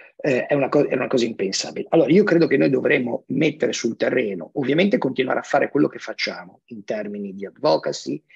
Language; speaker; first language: Italian; native; Italian